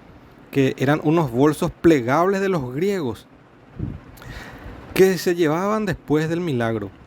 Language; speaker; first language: Spanish; native; Spanish